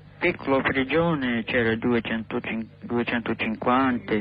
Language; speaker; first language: Italian; non-native, learner; English